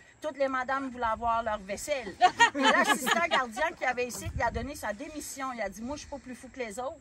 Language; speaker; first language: French; native; French